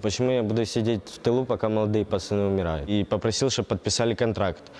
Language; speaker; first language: Ukrainian; native; Ukrainian